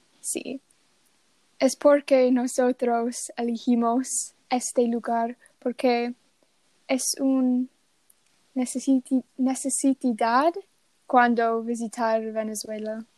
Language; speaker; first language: Spanish; non-native, learner; English